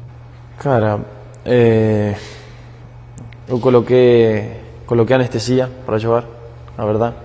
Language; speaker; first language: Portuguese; non-native, learner; Spanish